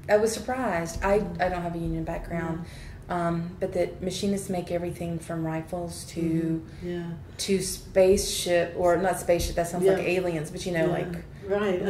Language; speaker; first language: English; native; English